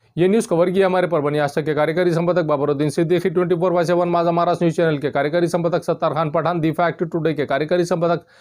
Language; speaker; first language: Hindi; non-native, local second language; Urdu